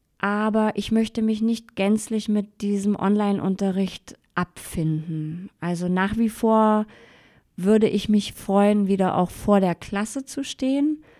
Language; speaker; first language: German; native; German